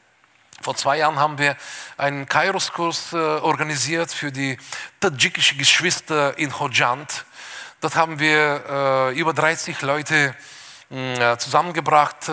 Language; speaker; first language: German; non-native, fluent; Bulgarian